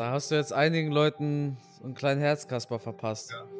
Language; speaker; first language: German; native; German